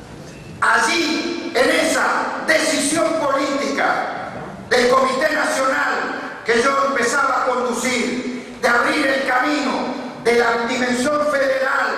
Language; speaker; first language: Spanish; native; Spanish